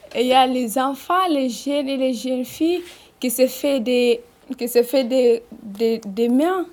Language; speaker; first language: French; non-native, local second language; Fula